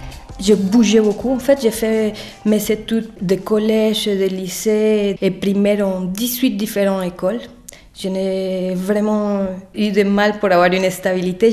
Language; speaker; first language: French; non-native, fluent; Spanish